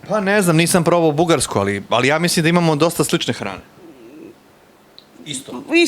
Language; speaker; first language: Bosnian; native; Bosnian